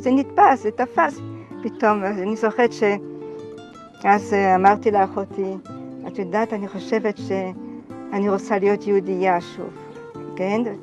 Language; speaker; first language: Hebrew; non-native, fluent; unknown